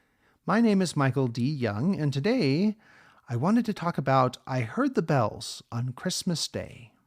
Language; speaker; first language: English; native; English